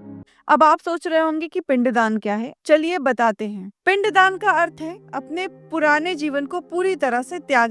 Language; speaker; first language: Hindi; native; Hindi